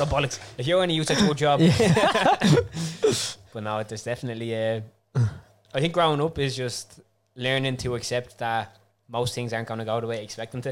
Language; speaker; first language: English; native; English